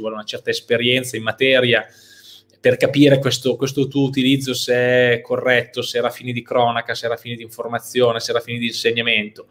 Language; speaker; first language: Italian; native; Italian